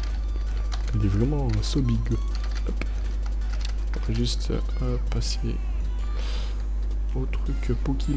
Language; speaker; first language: French; native; French